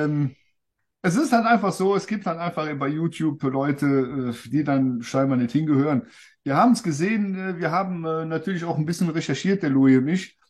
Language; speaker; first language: German; native; German